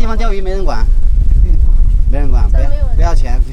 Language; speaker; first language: Chinese; native; Chinese